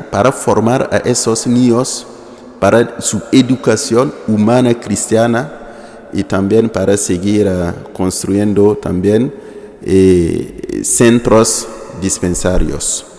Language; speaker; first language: Spanish; non-native, fluent; Mossi